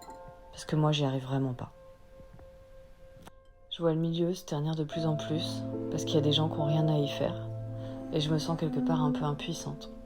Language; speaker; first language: French; native; French